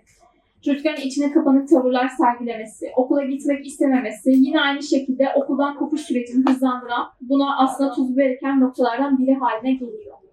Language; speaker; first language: Turkish; native; Turkish